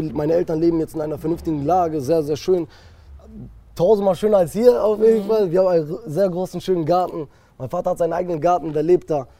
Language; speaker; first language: German; early bilingual, other home language; Kurdish